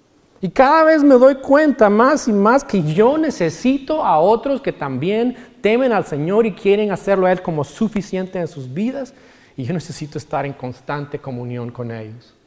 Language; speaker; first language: Spanish; native; Spanish